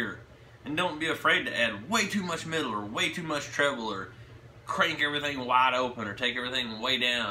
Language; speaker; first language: English; native; English